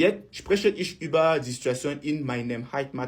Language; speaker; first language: German; non-native, fluent; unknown